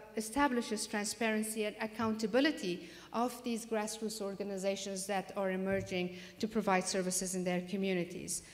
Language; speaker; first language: English; non-native, fluent; Persian